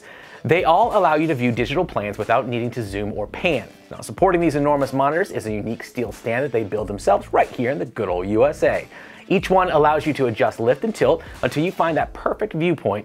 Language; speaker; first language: English; native; English